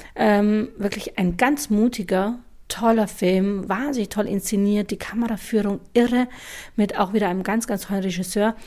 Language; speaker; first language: German; native; German